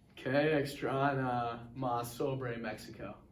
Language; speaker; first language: Spanish; non-native, learner; English